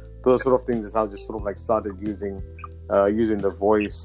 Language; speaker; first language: English; non-native, local second language; Shona